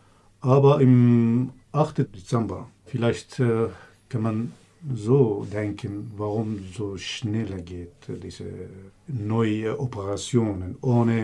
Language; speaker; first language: German; non-native, learner; Kurdish